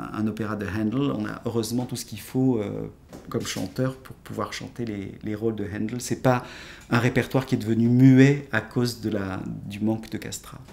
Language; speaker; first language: French; native; French